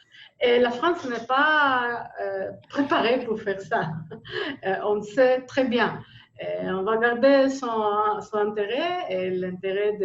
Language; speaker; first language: French; non-native, fluent; Greek